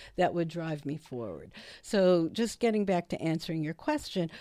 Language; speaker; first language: English; native; English